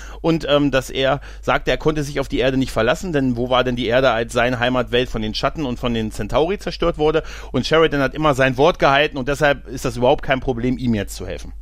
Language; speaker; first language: German; native; German